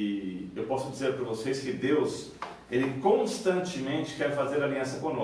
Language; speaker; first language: Portuguese; native; Portuguese